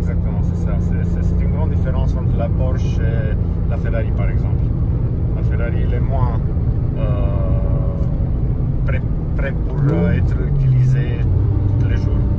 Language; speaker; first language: French; non-native, fluent; Romanian